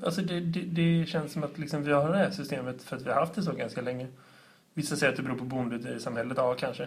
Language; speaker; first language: Swedish; native; Swedish